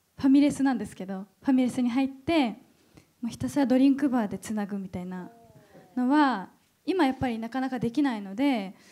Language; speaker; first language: Japanese; native; Japanese